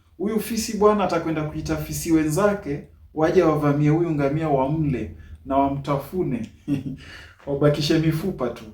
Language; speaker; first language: Swahili; non-native, local second language; Somali